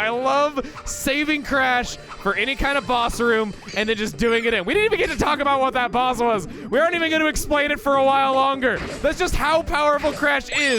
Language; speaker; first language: English; native; English